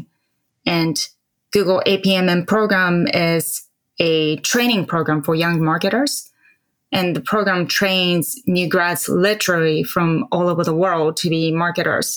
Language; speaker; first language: English; non-native, fluent; Japanese